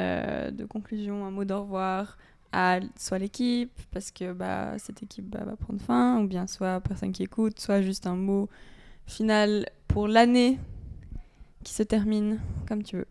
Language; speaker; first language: French; native; French